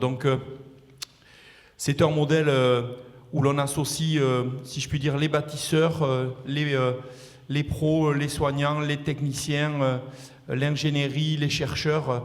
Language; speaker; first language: French; native; French